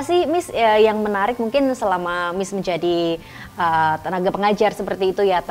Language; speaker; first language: Indonesian; native; Indonesian